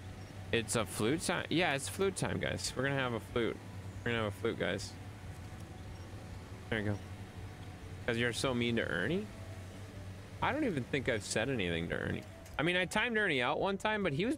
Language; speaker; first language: English; native; English